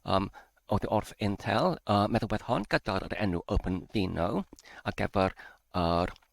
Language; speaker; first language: Welsh; non-native, learner; English